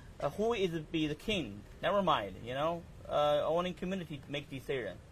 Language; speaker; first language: English; non-native, learner; Chinese